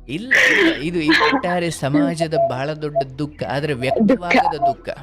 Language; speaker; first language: Kannada; native; Kannada